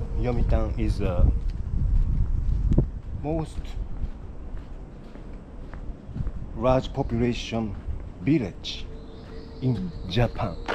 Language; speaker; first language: English; non-native, learner; Japanese